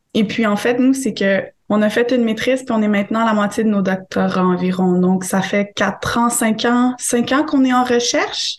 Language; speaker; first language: French; native; French